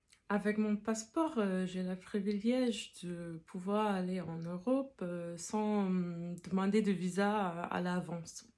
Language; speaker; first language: French; non-native, fluent; English